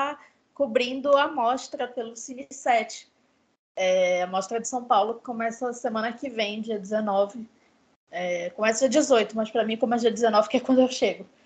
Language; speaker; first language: Portuguese; native; Portuguese